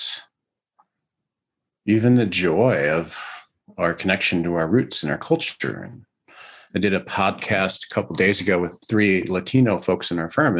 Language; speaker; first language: English; native; English